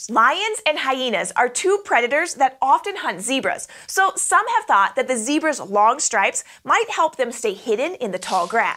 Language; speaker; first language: English; native; English